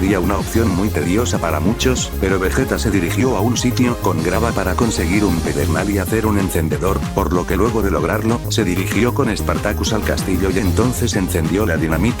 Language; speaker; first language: Spanish; native; Spanish